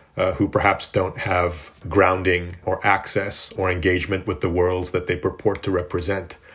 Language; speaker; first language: English; native; English